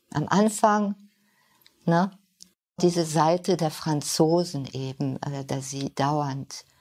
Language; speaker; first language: German; non-native, fluent; French